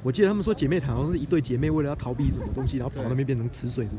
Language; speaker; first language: Chinese; native; Chinese